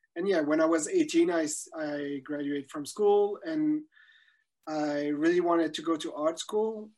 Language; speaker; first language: English; non-native, fluent; French